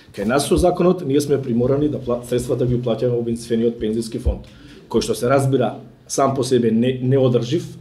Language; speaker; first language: Macedonian; native; Macedonian